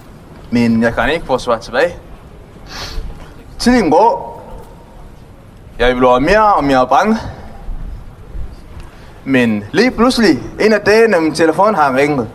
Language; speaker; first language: Danish; non-native, learner; Tigrinya